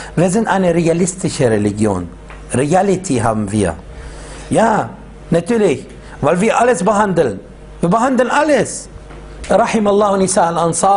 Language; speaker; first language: German; non-native, fluent; Arabic